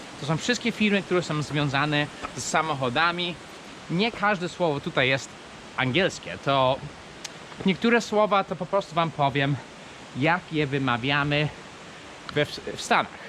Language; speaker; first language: Polish; non-native, fluent; English